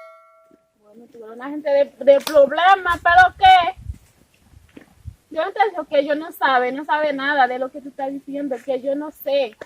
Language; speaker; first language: Spanish; non-native, fluent; Haitian Creole